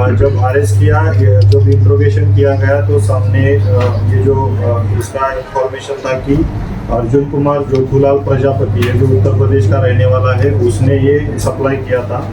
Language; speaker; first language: Hindi; non-native, local second language; Marathi